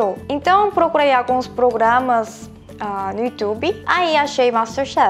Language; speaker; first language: Portuguese; non-native, fluent; Korean